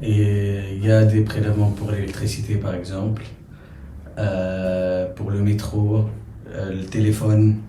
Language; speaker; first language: French; non-native, local second language; Arabic